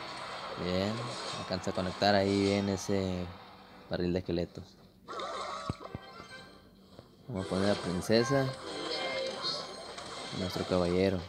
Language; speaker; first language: Spanish; native; Spanish